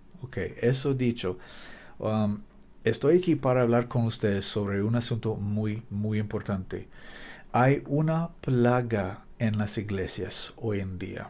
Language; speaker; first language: Spanish; non-native, learner; English